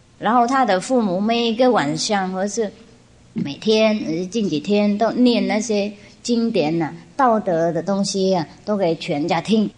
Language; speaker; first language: Chinese; non-native, fluent; Vietnamese